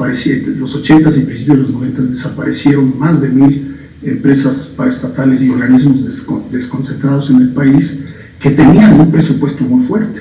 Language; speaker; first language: Spanish; native; Spanish